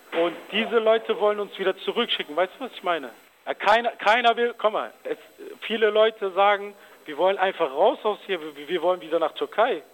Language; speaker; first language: German; early bilingual, other home language; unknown